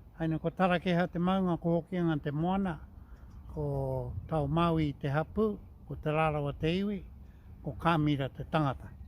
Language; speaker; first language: Māori; native; Māori